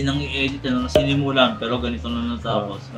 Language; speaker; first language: Filipino; native; Filipino